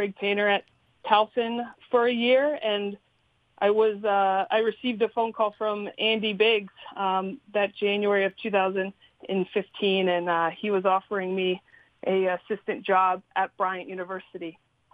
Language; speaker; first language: English; native; English